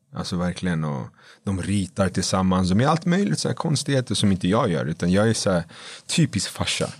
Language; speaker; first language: Swedish; native; Swedish